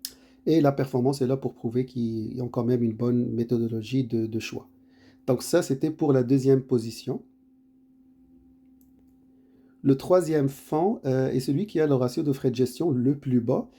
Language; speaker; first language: French; native; French